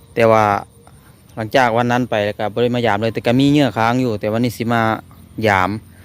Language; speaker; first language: Thai; native; Thai